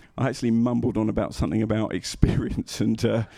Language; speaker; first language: English; native; English